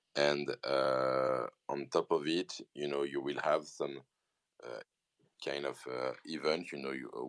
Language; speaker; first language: English; non-native, fluent; French